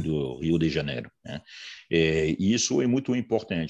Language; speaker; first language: Portuguese; non-native, fluent; French